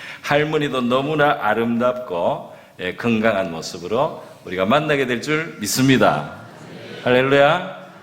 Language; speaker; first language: Korean; native; Korean